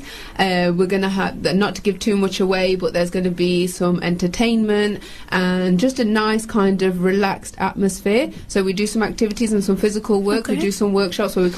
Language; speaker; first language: English; native; English